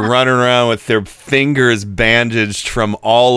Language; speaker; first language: English; native; English